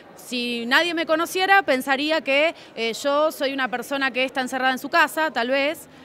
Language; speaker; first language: Spanish; native; Spanish